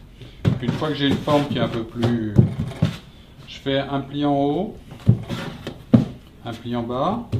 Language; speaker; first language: French; native; French